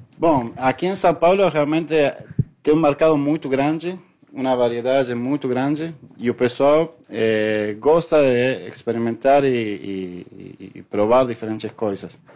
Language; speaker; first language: Portuguese; non-native, fluent; Spanish